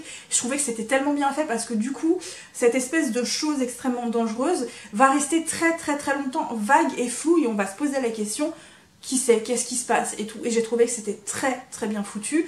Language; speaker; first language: French; native; French